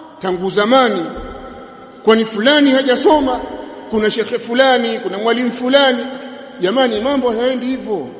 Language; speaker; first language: Swahili; native; Swahili